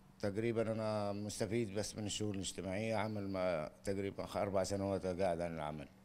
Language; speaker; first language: Arabic; native; Arabic